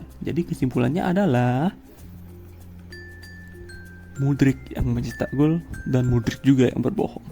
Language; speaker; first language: Indonesian; native; Indonesian